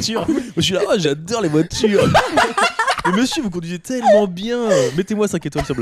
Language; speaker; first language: French; native; French